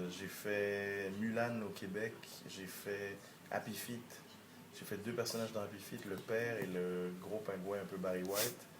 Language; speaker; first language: French; native; French